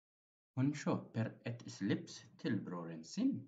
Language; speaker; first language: Norwegian; non-native, learner; Amharic